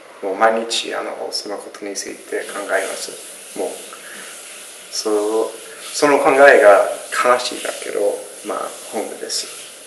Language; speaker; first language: Japanese; non-native, learner; English